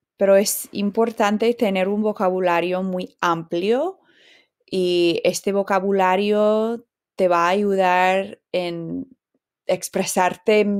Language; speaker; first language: Spanish; non-native, fluent; English